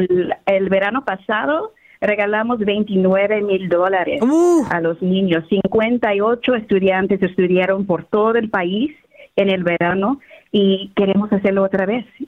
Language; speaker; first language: Spanish; early bilingual, heritage; Spanish